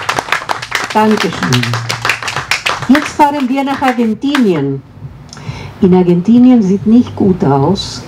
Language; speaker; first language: German; non-native, fluent; Spanish